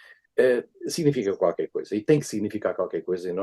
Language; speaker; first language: Portuguese; native; Portuguese